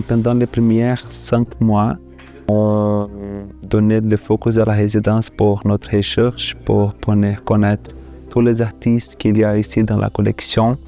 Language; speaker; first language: French; non-native, fluent; Portuguese